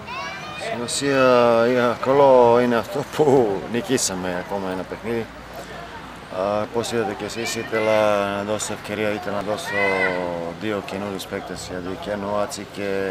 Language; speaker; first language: Greek; non-native, learner; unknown